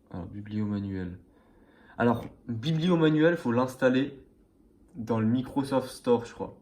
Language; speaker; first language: French; native; French